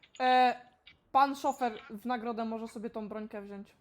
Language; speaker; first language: Polish; native; Polish